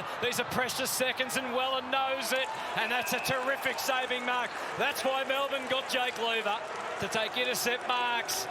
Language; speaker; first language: English; native; English